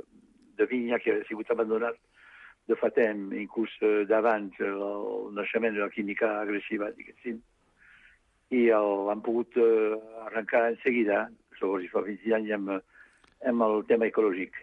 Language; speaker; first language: Catalan; non-native, fluent; French